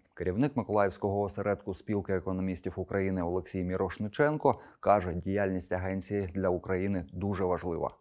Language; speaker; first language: Ukrainian; native; Ukrainian